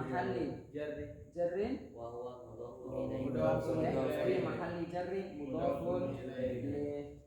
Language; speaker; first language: Arabic; non-native, fluent; Indonesian